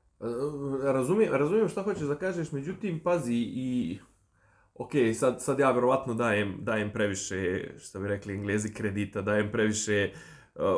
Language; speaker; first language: Serbian; native; Serbian